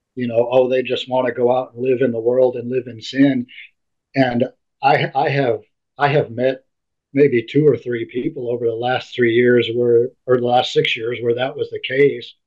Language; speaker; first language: English; native; English